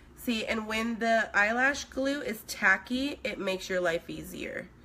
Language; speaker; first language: English; non-native, fluent; Swedish